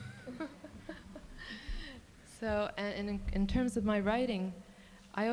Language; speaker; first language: English; early bilingual, other home language; Cantonese